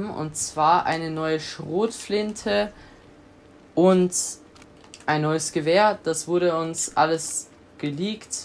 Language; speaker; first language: German; native; German